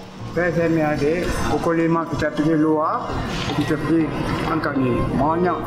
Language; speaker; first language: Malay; non-native, local second language; Tamil